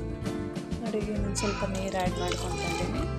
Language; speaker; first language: Kannada; native; Kannada